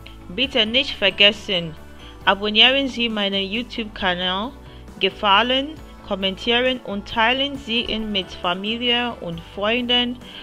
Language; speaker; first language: German; non-native, learner; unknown